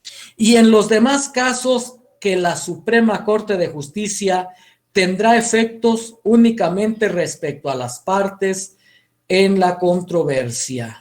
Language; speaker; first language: Spanish; native; Spanish